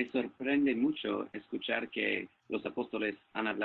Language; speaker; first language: Spanish; non-native, fluent; English